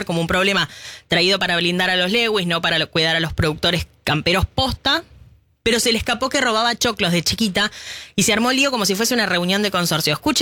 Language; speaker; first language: Spanish; native; Spanish